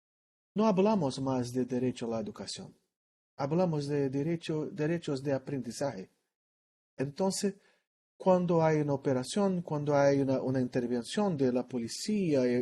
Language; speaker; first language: Spanish; non-native, learner; Portuguese